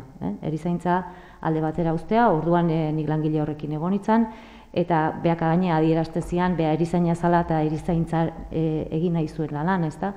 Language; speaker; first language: Basque; native; Basque